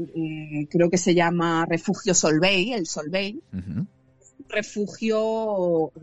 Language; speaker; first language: Spanish; native; Spanish